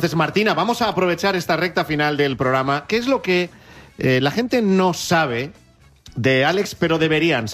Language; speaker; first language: Spanish; native; Spanish